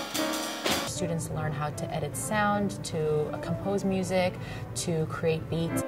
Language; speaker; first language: English; native; English